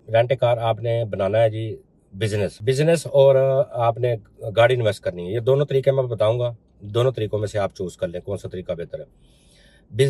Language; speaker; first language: Urdu; non-native, local second language; Punjabi